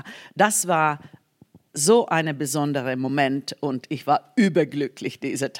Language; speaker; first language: German; non-native, fluent; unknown